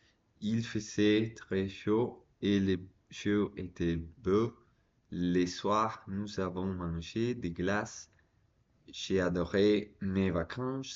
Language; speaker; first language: French; non-native, learner; Spanish